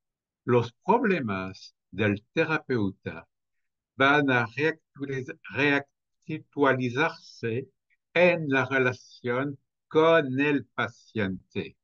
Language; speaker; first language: Spanish; non-native, fluent; French